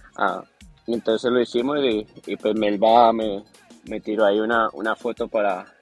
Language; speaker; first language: Spanish; native; Spanish